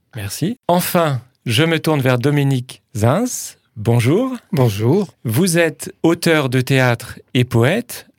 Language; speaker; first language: French; native; French